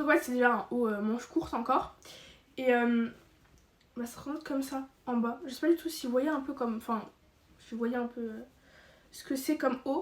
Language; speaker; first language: French; native; French